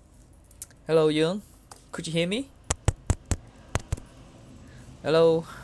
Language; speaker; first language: English; non-native, learner; Vietnamese